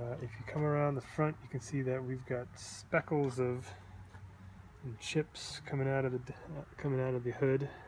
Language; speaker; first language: English; native; English